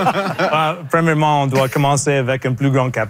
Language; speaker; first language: French; non-native, local second language; English